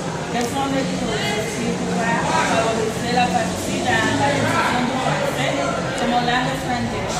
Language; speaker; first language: French; non-native, learner; Spanish